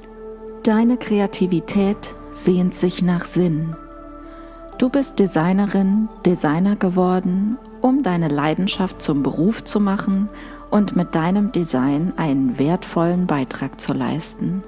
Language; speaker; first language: German; native; German